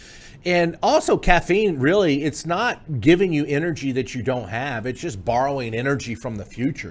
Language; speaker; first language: English; native; English